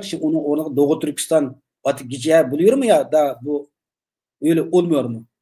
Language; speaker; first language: Turkish; non-native, learner; Uyghur